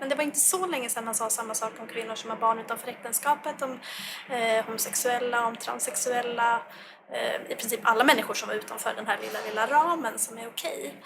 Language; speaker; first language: Swedish; native; Swedish